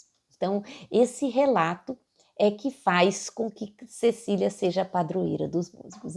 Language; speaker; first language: Portuguese; native; Portuguese